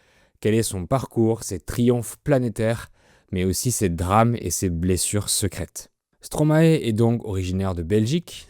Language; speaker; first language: French; native; French